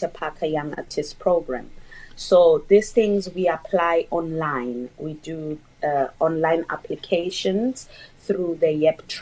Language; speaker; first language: English; non-native, local second language; Northern Sotho